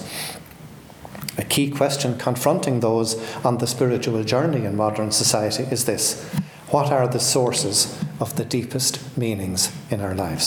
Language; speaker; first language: English; native; English